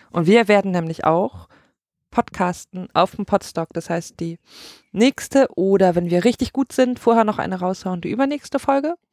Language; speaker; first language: German; native; German